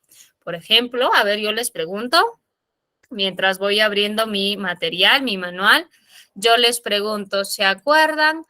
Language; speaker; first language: Spanish; native; Spanish